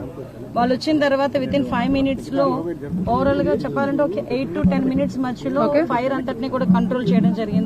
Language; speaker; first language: Telugu; native; Telugu